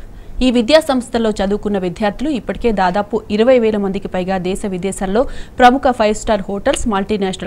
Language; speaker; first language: Telugu; native; Telugu